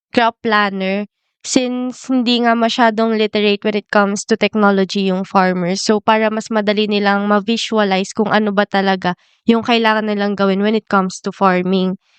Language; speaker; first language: Filipino; native; Filipino